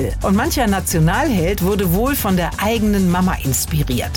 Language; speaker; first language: German; native; German